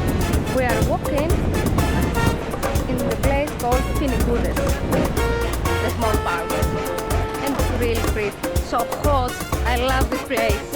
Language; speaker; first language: English; non-native, learner; Greek